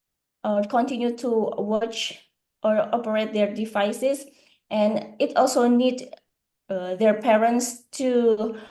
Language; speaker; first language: English; non-native, learner; Indonesian